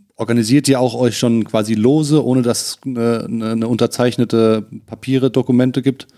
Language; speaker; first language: German; native; German